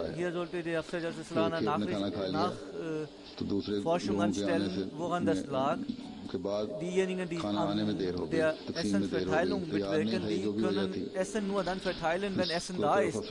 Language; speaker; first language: German; non-native, fluent; Urdu